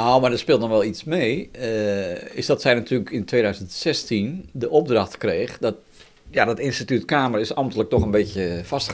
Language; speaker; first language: Dutch; native; Dutch